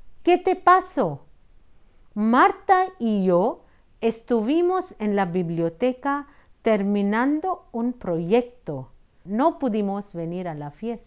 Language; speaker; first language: Spanish; non-native, fluent; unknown